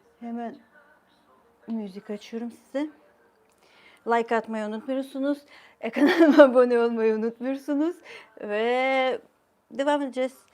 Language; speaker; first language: Turkish; non-native, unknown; Ukrainian